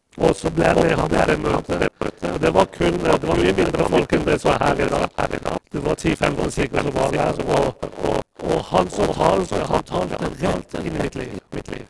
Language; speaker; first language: Norwegian; non-native, fluent; Persian